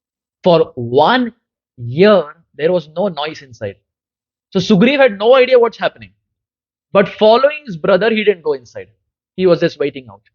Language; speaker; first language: English; non-native, local second language; Hindi